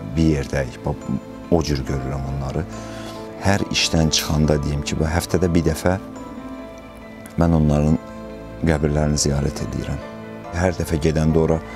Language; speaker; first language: Azerbaijani; native; Azerbaijani